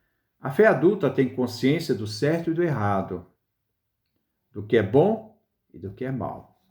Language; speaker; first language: Portuguese; native; Portuguese